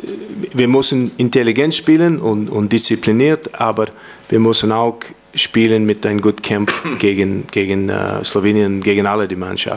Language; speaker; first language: German; non-native, learner; English